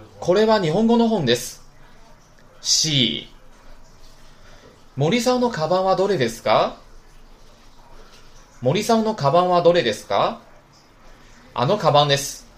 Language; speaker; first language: Japanese; non-native, fluent; Chinese